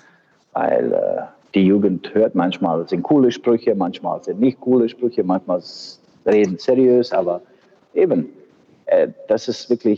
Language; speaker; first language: German; non-native, fluent; Bosnian